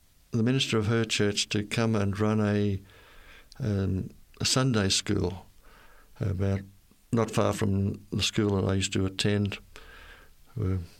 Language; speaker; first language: English; native; English